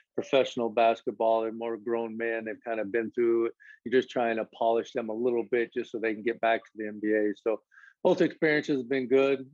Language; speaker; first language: English; native; English